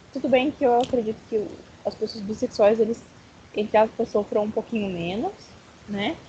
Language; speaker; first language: Portuguese; native; Portuguese